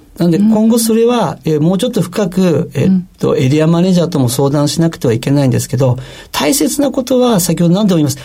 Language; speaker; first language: Japanese; native; Japanese